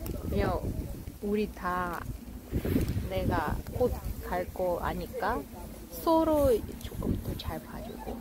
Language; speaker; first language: Korean; non-native, fluent; Russian